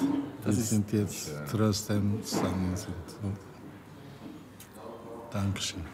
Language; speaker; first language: German; non-native, learner; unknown